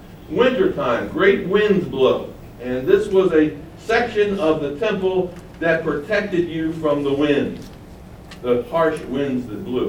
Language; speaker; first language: English; native; English